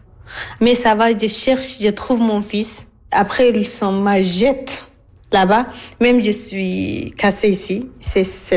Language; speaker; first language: French; non-native, learner; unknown